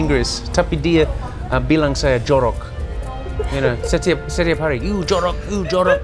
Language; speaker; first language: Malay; non-native, learner; English